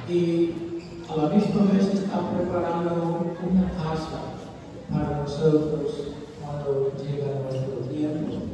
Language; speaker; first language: Spanish; early bilingual, heritage; Spanish